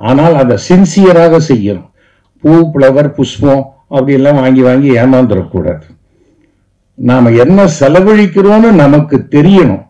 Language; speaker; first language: Tamil; native; Tamil